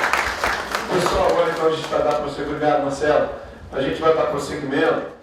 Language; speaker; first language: Portuguese; native; Portuguese